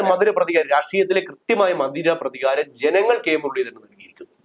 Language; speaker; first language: Malayalam; native; Malayalam